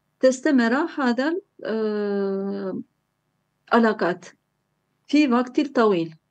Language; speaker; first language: Arabic; non-native, learner; Turkish